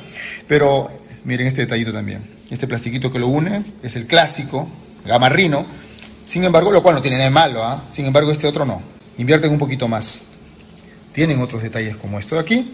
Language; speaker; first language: Spanish; native; Spanish